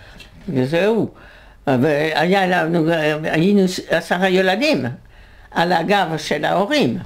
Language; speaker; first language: Hebrew; non-native, fluent; French